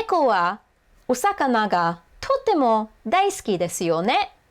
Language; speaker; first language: Japanese; non-native, fluent; English